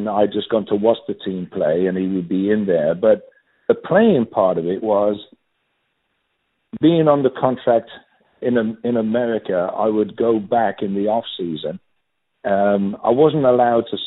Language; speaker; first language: English; native; English